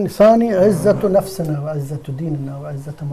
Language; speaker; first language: Arabic; non-native, fluent; Persian